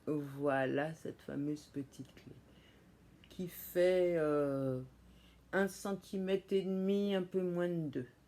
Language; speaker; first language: French; native; French